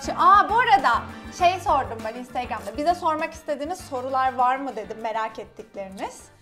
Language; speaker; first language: Turkish; native; Turkish